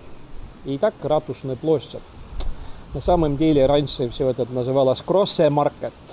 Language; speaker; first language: Russian; non-native, local second language; Estonian